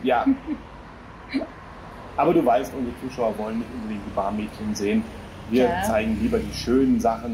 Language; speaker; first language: German; native; German